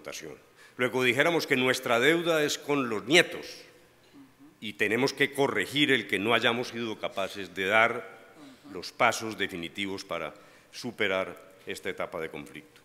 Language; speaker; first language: Spanish; native; Spanish